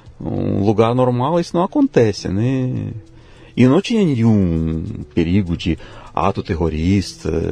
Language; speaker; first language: Portuguese; non-native, fluent; Russian